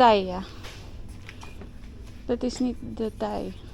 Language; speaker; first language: Dutch; non-native, learner; Filipino